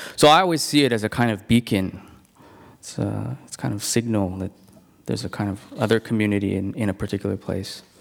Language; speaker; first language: English; non-native, local second language; Cantonese